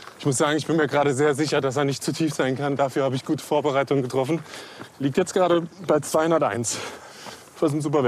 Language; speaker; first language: German; native; German